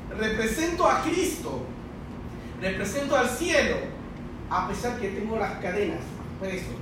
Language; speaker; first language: Spanish; early bilingual, other home language; Chinese